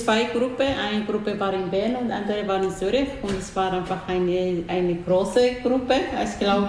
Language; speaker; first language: German; non-native, learner; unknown